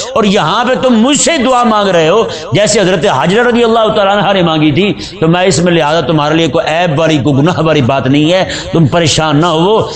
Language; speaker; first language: Urdu; native; Urdu